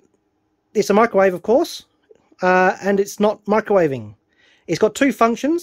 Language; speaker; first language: English; native; English